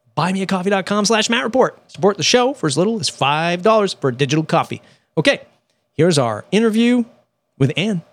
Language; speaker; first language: English; native; English